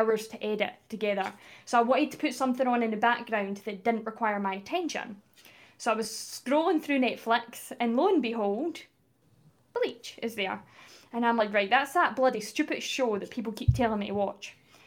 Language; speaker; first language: English; native; English